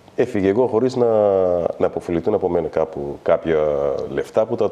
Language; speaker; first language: Greek; non-native, fluent; Kabuverdianu